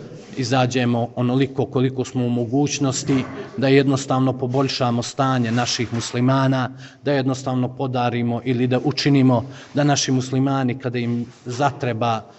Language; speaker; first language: Bosnian; native; Bosnian